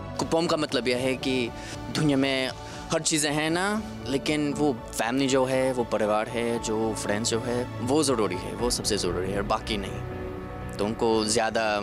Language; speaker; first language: Hindi; non-native, fluent; English